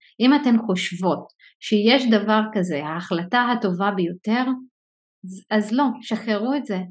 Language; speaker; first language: Hebrew; non-native, local second language; Arabic